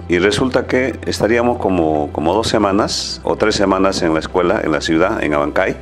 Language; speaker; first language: Spanish; non-native, local second language; Quechua